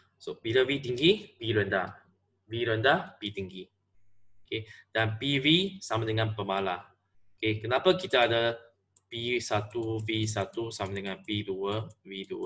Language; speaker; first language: Malay; non-native, local second language; Chinese